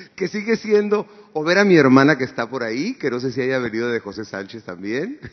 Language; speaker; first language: Spanish; native; Spanish